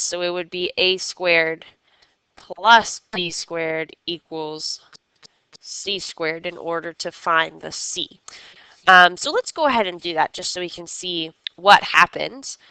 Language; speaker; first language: English; native; English